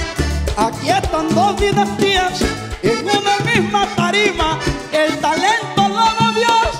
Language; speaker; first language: Spanish; native; Spanish